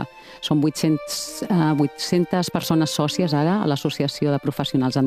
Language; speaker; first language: Catalan; native; Catalan